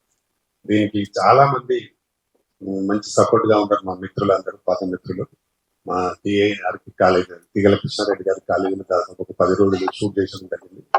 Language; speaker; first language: Telugu; native; Telugu